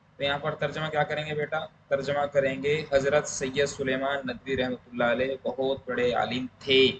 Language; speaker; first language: Urdu; native; Urdu